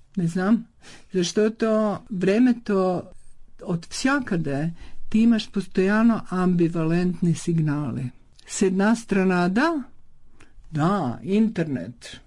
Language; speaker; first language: Bulgarian; early bilingual, heritage; Croatian